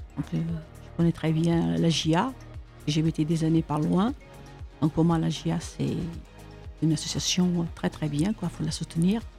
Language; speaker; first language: French; early bilingual, other home language; Portuguese